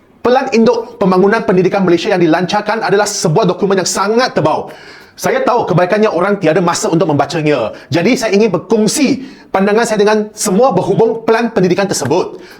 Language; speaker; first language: Malay; non-native, local second language; Chinese